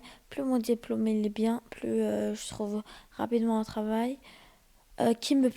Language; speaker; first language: French; early bilingual, other home language; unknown